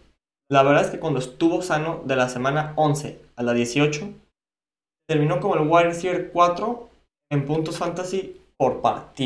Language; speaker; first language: Spanish; native; Spanish